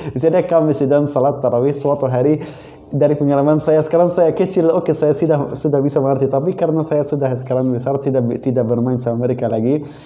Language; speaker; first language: Malay; non-native, fluent; Arabic